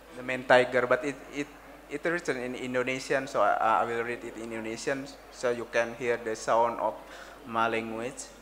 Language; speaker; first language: English; non-native, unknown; Sundanese